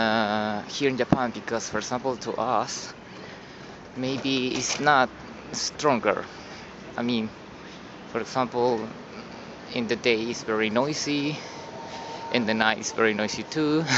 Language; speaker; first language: English; non-native, learner; Spanish